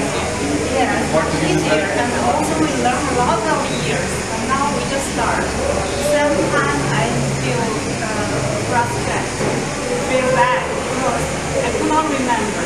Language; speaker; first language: English; non-native, learner; Chinese